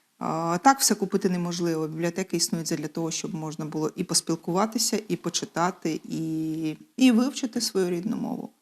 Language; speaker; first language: Ukrainian; native; Ukrainian